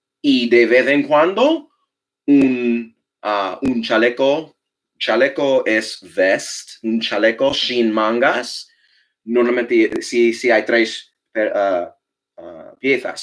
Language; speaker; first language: Spanish; non-native, fluent; English